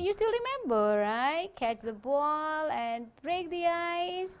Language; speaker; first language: English; non-native, fluent; Indonesian